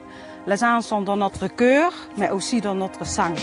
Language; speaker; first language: French; non-native, learner; Dutch